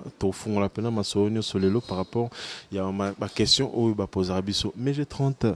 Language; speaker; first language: French; non-native, local second language; Lingala